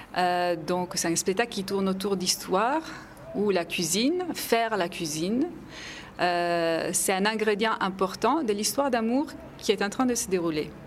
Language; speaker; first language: French; non-native, fluent; Italian